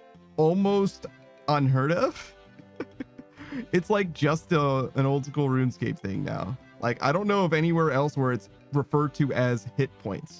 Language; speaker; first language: English; native; English